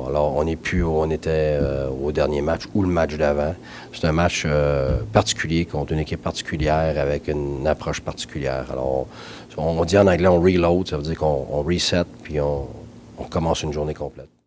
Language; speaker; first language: French; native; French